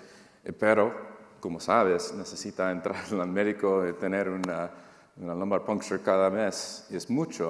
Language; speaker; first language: Spanish; non-native, fluent; English